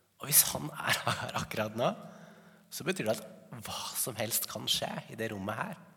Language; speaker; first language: Norwegian; native; Norwegian